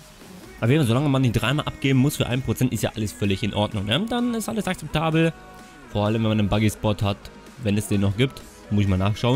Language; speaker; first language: German; native; German